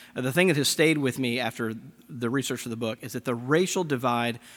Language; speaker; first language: English; native; English